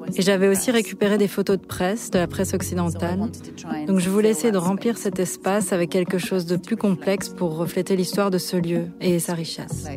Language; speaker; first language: French; early bilingual, other home language; Arabic